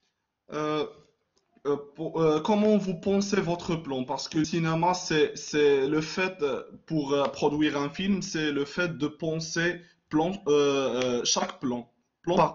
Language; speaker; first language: French; non-native, local second language; Arabic